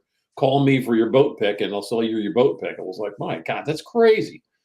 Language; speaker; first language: English; native; English